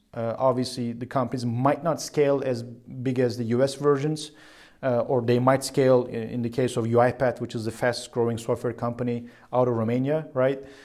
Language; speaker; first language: English; non-native, fluent; Turkish